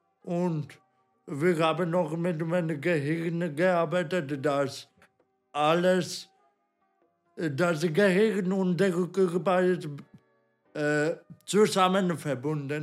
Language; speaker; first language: German; non-native, learner; Polish